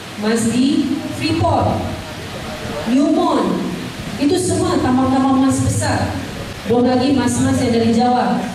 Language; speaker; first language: Indonesian; non-native, fluent; English